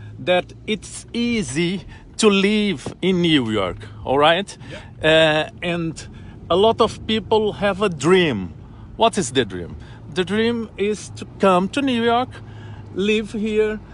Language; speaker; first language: English; non-native, learner; Portuguese